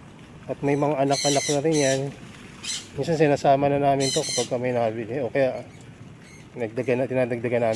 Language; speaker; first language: Filipino; native; Filipino